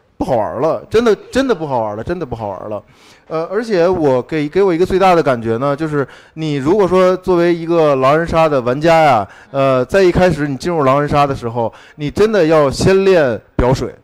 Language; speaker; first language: Chinese; native; Chinese